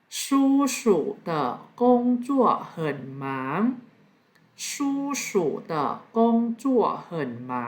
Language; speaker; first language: Chinese; non-native, fluent; Thai